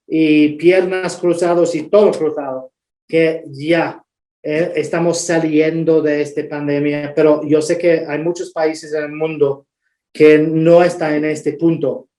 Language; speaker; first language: Spanish; non-native, fluent; English